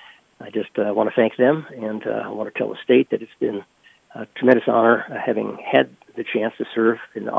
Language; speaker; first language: English; native; English